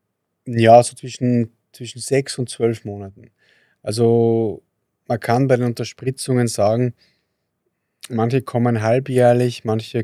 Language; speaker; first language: German; native; German